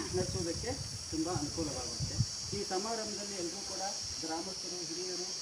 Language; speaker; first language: Kannada; native; Kannada